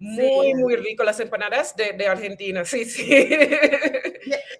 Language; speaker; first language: Spanish; non-native, fluent; English